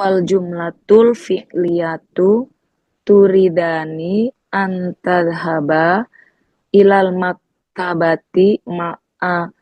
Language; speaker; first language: Arabic; non-native, learner; Indonesian